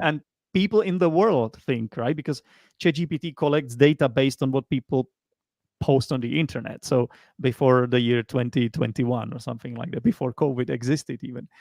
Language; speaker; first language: English; non-native, fluent; Czech